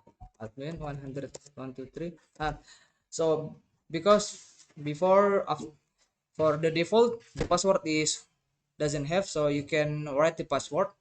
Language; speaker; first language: English; non-native, learner; Indonesian